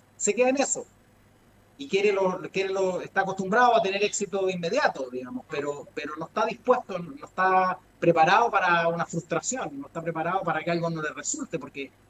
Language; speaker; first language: Spanish; native; Spanish